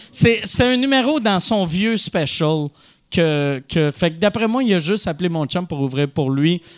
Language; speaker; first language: French; native; French